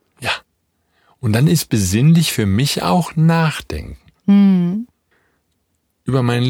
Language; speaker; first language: German; native; German